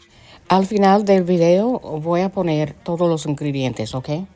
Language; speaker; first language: Spanish; early bilingual, heritage; English